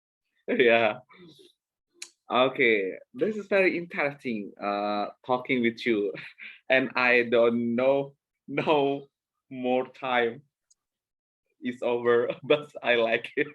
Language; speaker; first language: English; non-native, learner; Indonesian